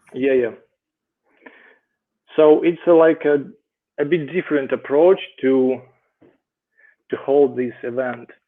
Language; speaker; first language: English; non-native, fluent; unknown